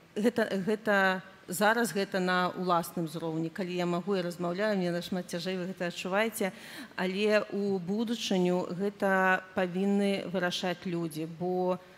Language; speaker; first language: Belarusian; non-native, local second language; Russian